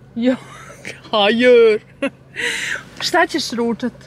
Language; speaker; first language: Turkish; non-native, fluent; Bosnian